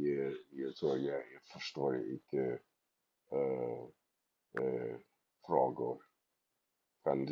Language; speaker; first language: Swedish; non-native, learner; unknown